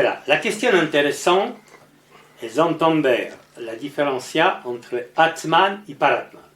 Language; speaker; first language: Spanish; non-native, learner; French